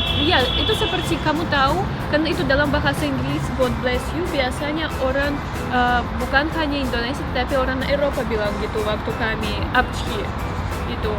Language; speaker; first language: Indonesian; non-native, fluent; Russian